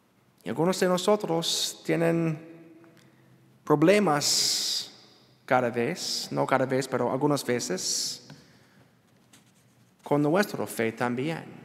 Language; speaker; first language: Spanish; non-native, learner; English